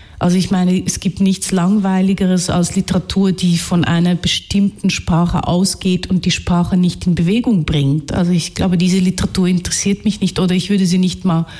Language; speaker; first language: German; early bilingual, other home language; Hungarian